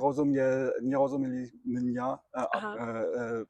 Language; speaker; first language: Slovak; non-native, learner; German